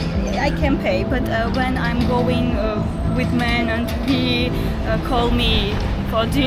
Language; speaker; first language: English; non-native, learner; Armenian